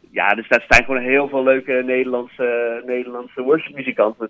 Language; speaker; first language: Dutch; native; Dutch